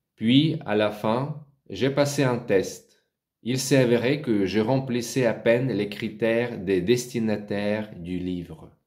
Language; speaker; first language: French; non-native, learner; Ukrainian